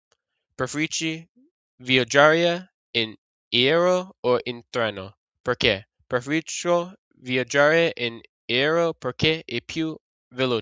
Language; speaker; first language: Italian; non-native, learner; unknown